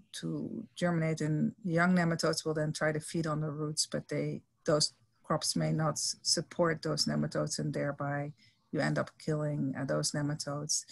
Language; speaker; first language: English; non-native, fluent; Dutch